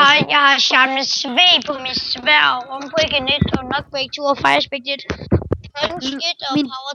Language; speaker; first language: Danish; native; Danish